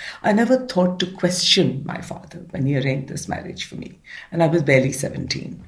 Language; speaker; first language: English; non-native, local second language; Marathi